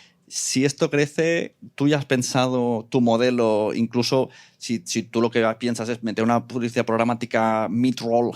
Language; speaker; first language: Spanish; native; Spanish